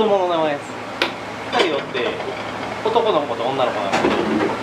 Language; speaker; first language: Japanese; native; Japanese